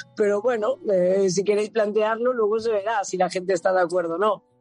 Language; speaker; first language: Spanish; native; Spanish